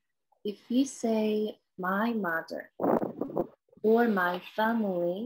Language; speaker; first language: English; non-native, learner; Korean